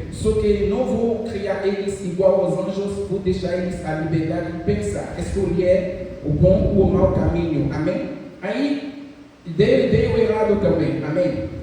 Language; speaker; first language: Portuguese; non-native, fluent; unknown